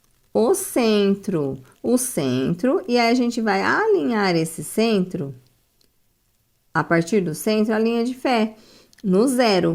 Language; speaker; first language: Portuguese; native; Portuguese